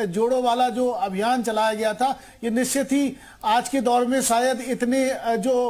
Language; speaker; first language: Hindi; native; Hindi